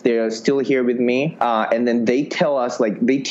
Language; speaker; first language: English; non-native, fluent; Japanese